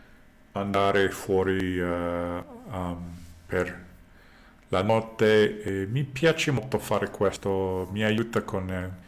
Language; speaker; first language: Italian; non-native, learner; English